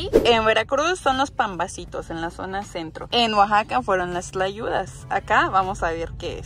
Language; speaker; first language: Spanish; native; Spanish